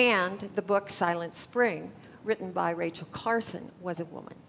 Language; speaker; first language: English; native; English